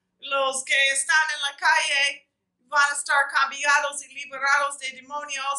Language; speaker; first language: Spanish; non-native, fluent; English